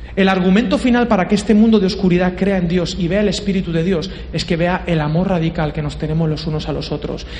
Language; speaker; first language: Spanish; native; Spanish